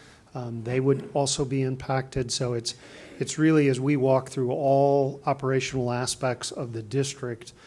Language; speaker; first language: English; native; English